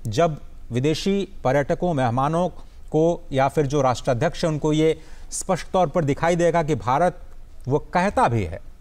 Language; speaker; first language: Hindi; native; Hindi